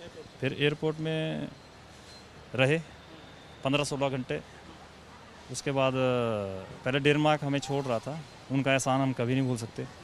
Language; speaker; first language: Hindi; native; Hindi